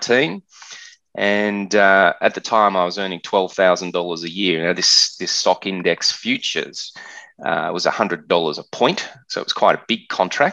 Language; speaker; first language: English; native; English